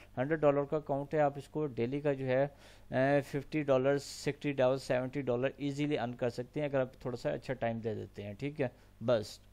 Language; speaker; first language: Urdu; non-native, local second language; Punjabi